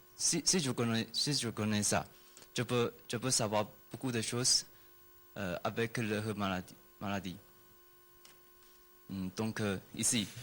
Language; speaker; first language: French; non-native, learner; Chinese